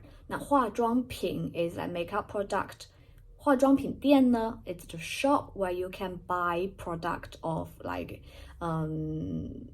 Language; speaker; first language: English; non-native, fluent; Chinese